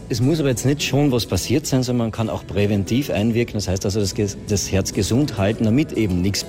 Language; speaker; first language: German; native; German